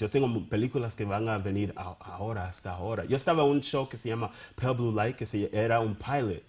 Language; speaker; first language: Spanish; early bilingual, heritage; Spanish